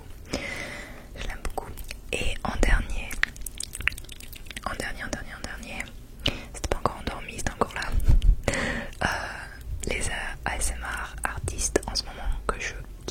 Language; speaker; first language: French; native; French